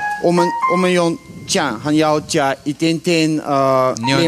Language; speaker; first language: Chinese; non-native, fluent; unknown